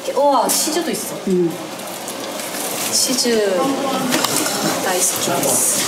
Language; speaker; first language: Korean; native; Korean